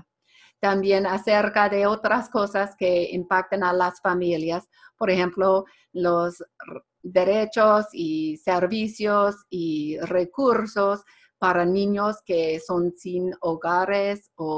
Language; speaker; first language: Spanish; non-native, fluent; English